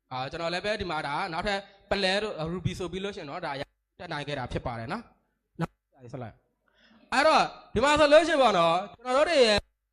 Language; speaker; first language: Burmese; native; Burmese